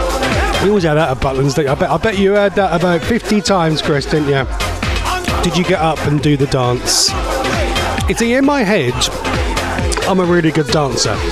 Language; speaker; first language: English; native; English